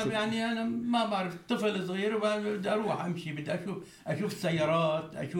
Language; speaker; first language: Swedish; non-native, learner; Arabic